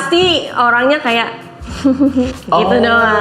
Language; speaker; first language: Indonesian; non-native, learner; Filipino